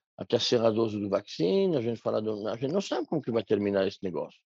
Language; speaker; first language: Portuguese; non-native, fluent; French